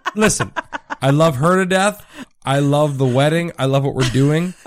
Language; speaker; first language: English; native; English